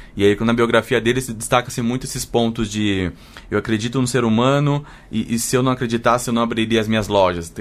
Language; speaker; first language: Portuguese; native; Portuguese